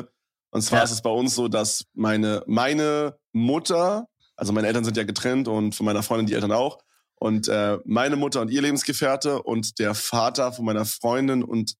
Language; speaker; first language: German; native; German